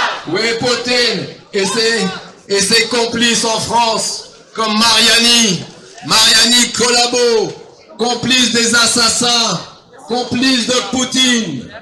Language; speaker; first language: French; non-native, fluent; Ukrainian